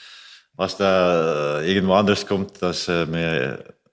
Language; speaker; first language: German; non-native, fluent; Latvian